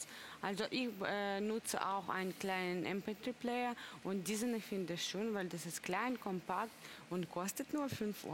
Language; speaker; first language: German; non-native, learner; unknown